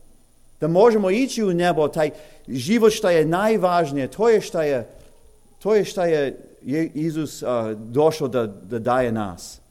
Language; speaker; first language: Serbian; early bilingual, heritage; English